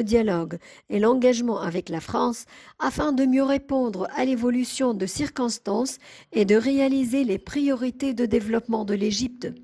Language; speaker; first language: French; non-native, fluent; Arabic